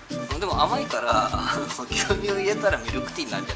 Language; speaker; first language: Japanese; native; Japanese